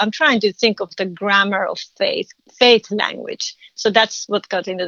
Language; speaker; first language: English; non-native, fluent; Finnish